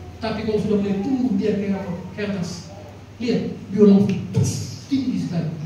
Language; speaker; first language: Indonesian; non-native, local second language; Batak Toba